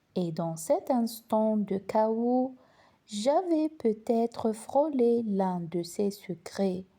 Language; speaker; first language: French; non-native, local second language; Arabic